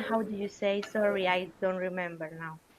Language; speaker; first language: English; non-native, learner; Spanish